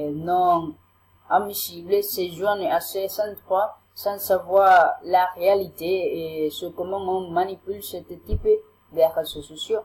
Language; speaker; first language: French; non-native, learner; Spanish